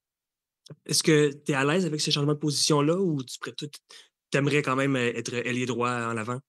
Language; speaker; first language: French; native; French